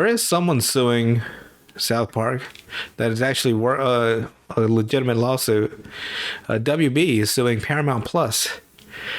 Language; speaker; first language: English; native; English